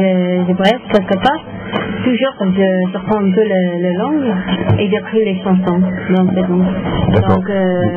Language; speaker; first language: French; non-native, learner; English